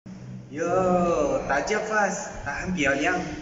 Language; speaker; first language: Chinese; non-native, learner; Malay